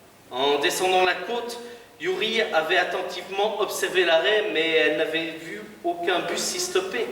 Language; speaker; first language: French; native; French